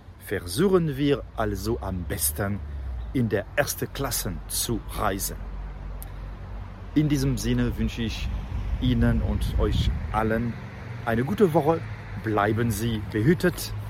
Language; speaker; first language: German; non-native, fluent; French